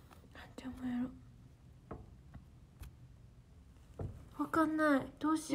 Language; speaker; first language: Japanese; native; Japanese